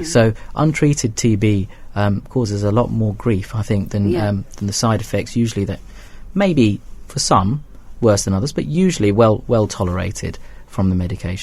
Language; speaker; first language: English; native; English